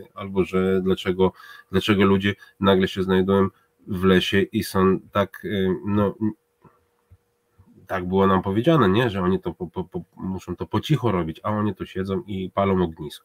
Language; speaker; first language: Polish; non-native, fluent; Hebrew